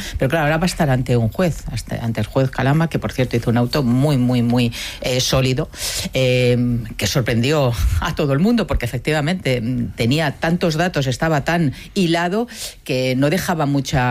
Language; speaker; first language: Spanish; native; Spanish